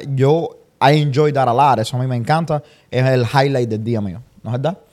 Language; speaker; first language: Spanish; native; Spanish